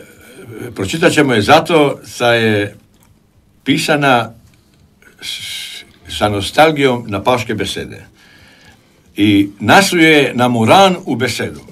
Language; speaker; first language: Croatian; native; Croatian